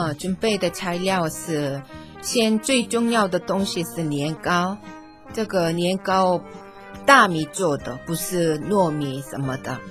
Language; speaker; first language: Chinese; non-native, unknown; Korean